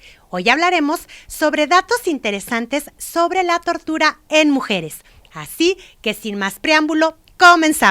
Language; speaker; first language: Spanish; native; Spanish